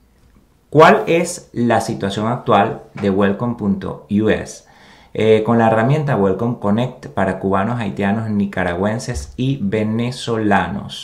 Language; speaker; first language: Spanish; native; Spanish